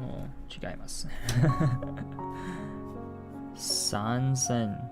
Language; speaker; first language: Japanese; non-native, learner; English